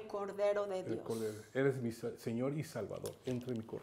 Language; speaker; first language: Spanish; native; Spanish